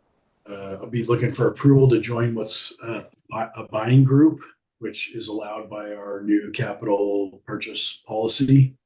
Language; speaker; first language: English; native; English